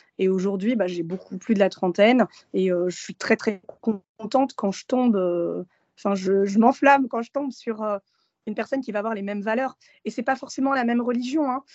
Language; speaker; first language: French; early bilingual, other home language; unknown